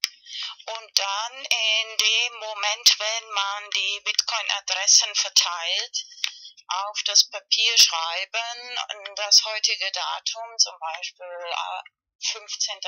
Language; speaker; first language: German; non-native, fluent; Spanish